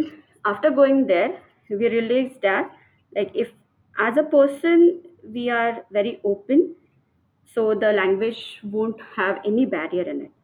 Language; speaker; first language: English; non-native, local second language; Marathi